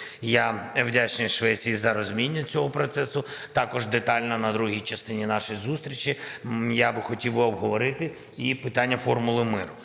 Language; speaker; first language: Ukrainian; non-native, local second language; Russian